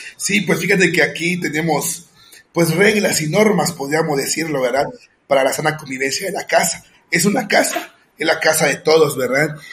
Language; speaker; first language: Spanish; native; Spanish